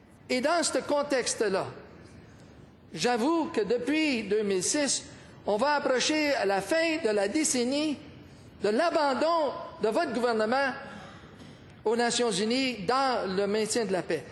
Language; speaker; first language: French; native; French